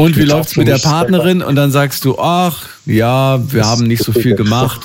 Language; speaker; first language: German; native; German